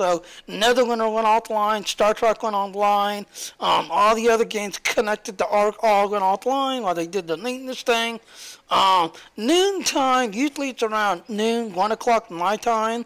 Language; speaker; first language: English; native; English